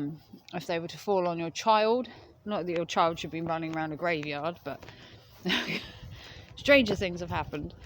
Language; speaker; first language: English; native; English